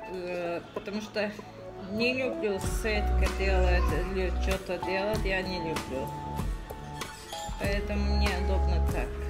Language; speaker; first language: Russian; non-native, learner; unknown